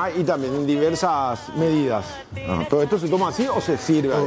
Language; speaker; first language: Spanish; native; Spanish